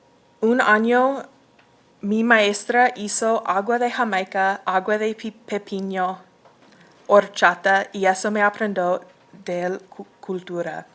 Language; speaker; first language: Spanish; non-native, learner; English